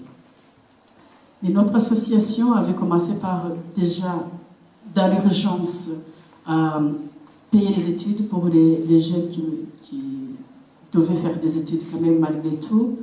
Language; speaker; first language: French; non-native, local second language; Kinyarwanda